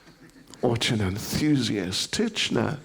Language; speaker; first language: Russian; non-native, learner; English